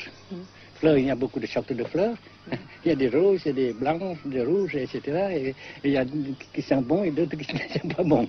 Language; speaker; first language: French; non-native, fluent; Vietnamese